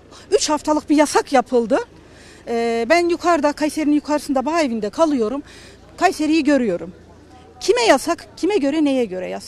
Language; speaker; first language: Turkish; native; Turkish